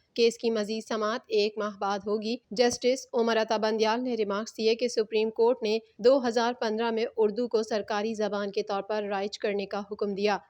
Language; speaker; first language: Urdu; native; Urdu